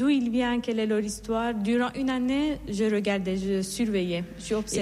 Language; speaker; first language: French; non-native, fluent; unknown